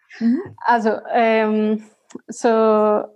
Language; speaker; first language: German; non-native, learner; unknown